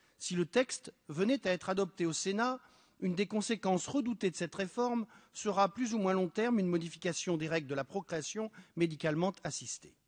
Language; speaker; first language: French; native; French